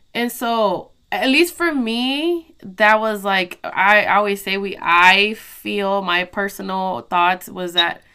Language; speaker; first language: English; early bilingual, other home language; Spanish